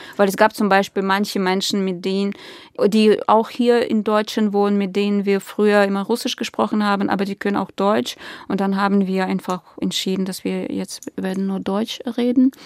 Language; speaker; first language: German; non-native, fluent; Russian